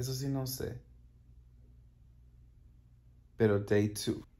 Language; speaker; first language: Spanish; early bilingual, heritage; Spanish